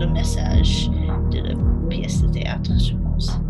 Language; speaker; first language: French; non-native, learner; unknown